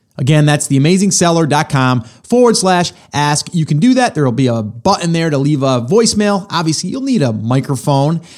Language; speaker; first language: English; native; English